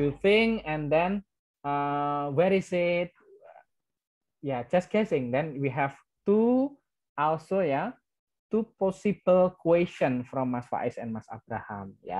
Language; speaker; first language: English; non-native, learner; Indonesian